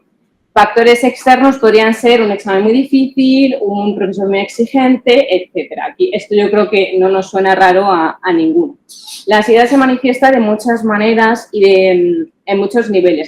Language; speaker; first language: Spanish; native; Spanish